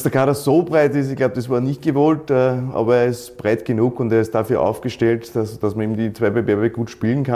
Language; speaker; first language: German; native; German